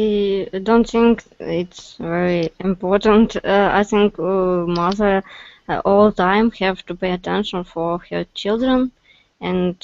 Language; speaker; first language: English; non-native, learner; Russian